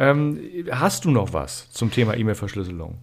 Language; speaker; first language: German; native; German